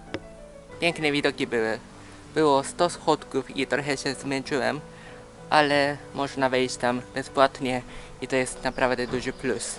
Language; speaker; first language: Polish; early bilingual, heritage; Polish